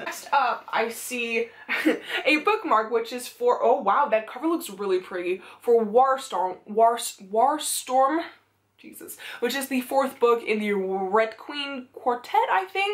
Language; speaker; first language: English; non-native, fluent; Dutch